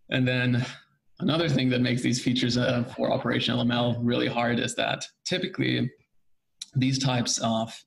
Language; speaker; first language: English; non-native, fluent; German